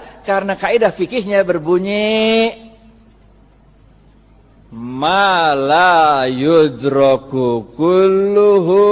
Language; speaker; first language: Indonesian; native; Indonesian